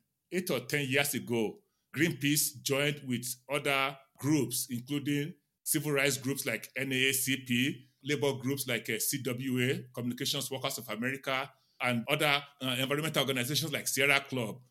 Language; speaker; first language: English; non-native, local second language; Yoruba